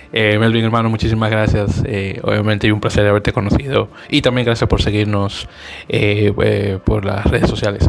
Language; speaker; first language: Spanish; native; Spanish